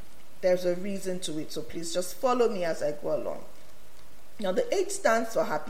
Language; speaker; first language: English; non-native, local second language; Yoruba